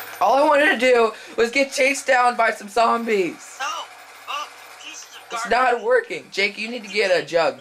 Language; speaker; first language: English; native; English